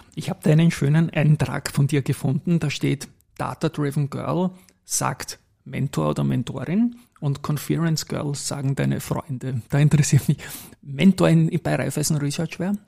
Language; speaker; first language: German; native; German